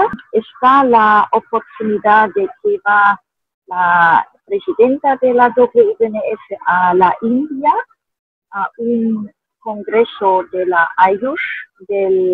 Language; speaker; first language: Spanish; non-native, fluent; German